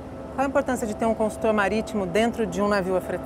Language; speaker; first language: Portuguese; native; Portuguese